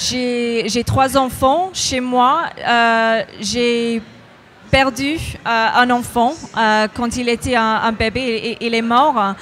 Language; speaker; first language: French; non-native, fluent; English